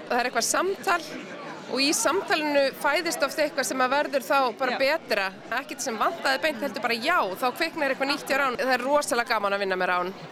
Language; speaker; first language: Icelandic; native; Icelandic